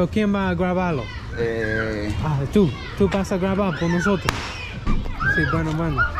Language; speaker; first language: Spanish; non-native, learner; English